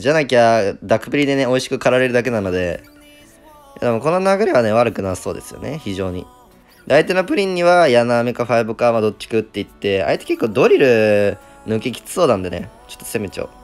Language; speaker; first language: Japanese; native; Japanese